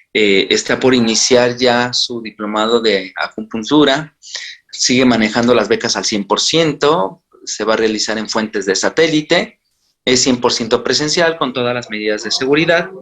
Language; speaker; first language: Spanish; native; Spanish